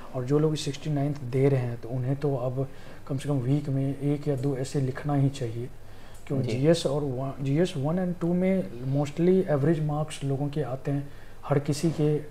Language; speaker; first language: Hindi; native; Hindi